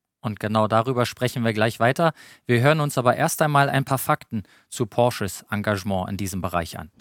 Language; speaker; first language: German; native; German